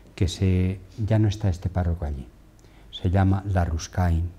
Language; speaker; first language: Spanish; native; Spanish